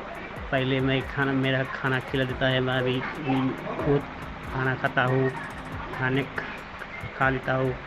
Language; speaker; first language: Hindi; non-native, local second language; Bangla